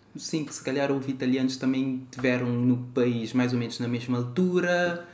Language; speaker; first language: Portuguese; non-native, local second language; Kabuverdianu